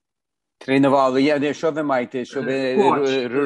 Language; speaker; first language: Ukrainian; early bilingual, heritage; Ukrainian